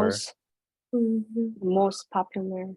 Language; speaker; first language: English; non-native, learner; Korean